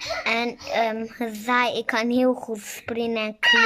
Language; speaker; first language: Dutch; early bilingual, other home language; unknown